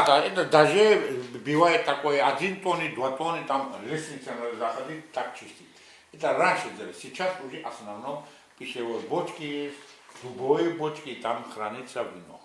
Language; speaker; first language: Russian; non-native, fluent; Georgian